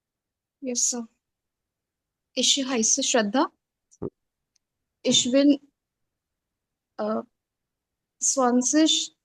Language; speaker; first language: German; non-native, learner; Hindi